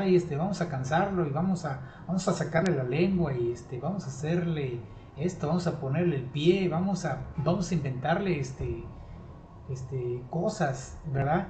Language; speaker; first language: Spanish; native; Spanish